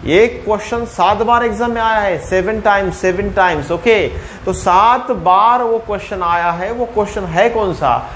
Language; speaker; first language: Hindi; non-native, local second language; Marathi